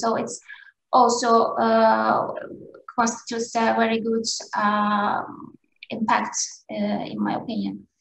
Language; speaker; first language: English; non-native, fluent; Turkish